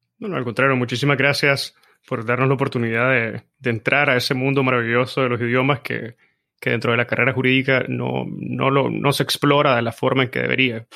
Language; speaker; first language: Spanish; native; Spanish